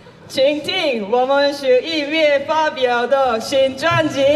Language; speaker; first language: Chinese; non-native, learner; Korean